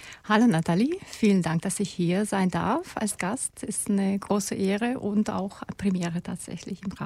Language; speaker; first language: German; non-native, fluent; Russian